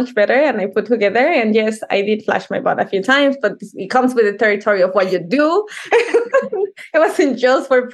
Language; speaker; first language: English; non-native, fluent; Spanish